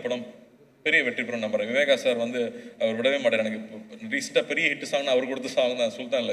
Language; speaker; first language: Tamil; native; Tamil